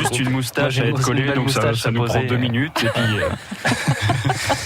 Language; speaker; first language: French; native; French